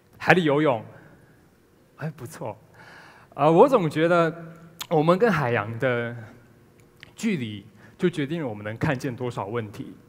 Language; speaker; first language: Chinese; native; Chinese